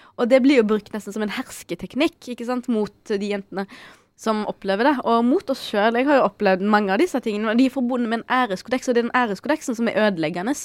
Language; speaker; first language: Norwegian; early bilingual, other home language; Arabic